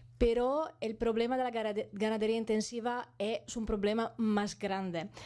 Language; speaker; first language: Spanish; non-native, fluent; Italian